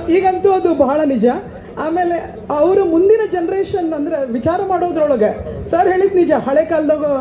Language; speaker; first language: Kannada; native; Kannada